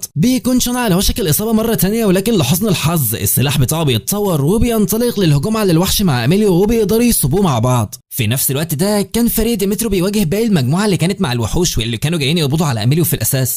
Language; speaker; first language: Arabic; native; Arabic